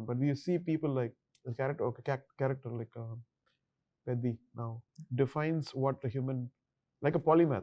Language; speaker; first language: Telugu; non-native, learner; Tamil